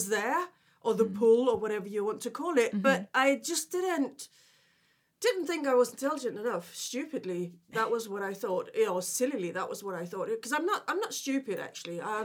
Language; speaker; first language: English; non-native, fluent; Danish